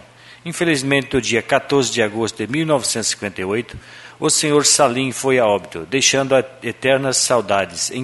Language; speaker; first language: Portuguese; native; Portuguese